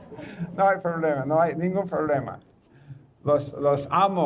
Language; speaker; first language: Spanish; non-native, fluent; English